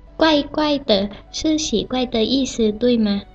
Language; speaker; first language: Chinese; early bilingual, heritage; Chinese